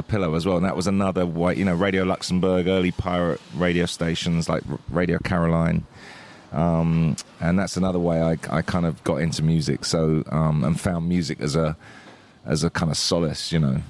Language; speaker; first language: English; native; English